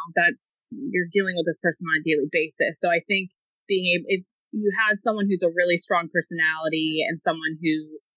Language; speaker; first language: English; native; English